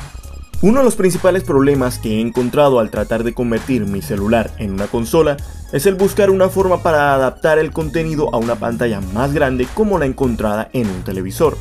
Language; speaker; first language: Spanish; native; Spanish